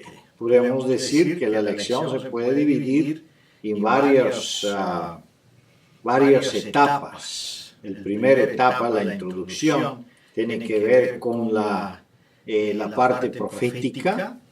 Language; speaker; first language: Spanish; non-native, fluent; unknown